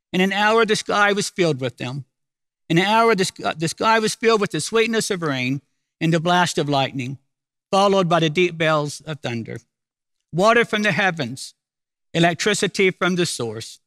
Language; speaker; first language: English; native; English